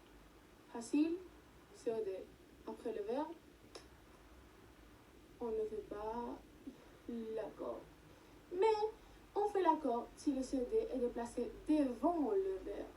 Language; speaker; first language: French; non-native, learner; Spanish